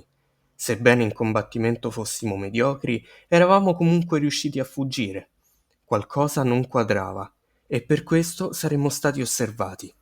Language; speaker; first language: Italian; native; Italian